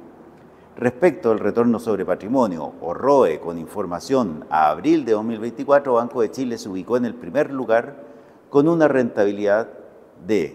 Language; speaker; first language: Spanish; native; Spanish